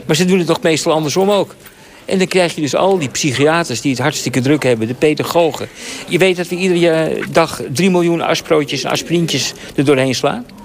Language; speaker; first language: Dutch; native; Dutch